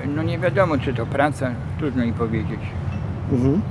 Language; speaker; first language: Polish; native; Polish